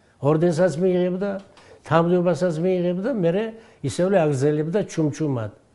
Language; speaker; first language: Georgian; non-native, local second language; Abkhazian